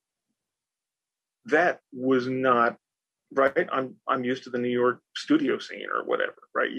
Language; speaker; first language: English; native; English